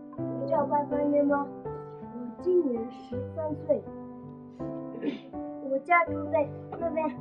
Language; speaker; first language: Chinese; non-native, local second language; Tibetan